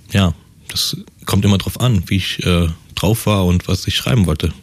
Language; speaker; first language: German; early bilingual, other home language; Persian